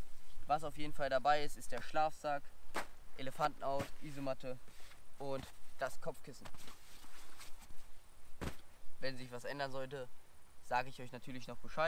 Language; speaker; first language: German; native; German